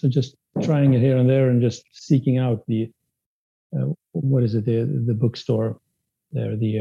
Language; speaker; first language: English; non-native, fluent; Spanish